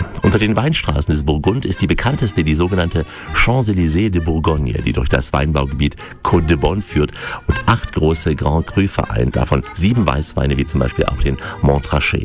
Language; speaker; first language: German; native; German